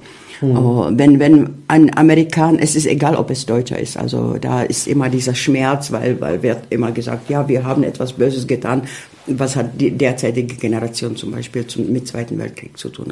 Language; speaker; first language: German; early bilingual, heritage; Czech